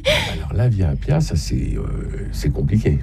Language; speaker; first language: French; native; French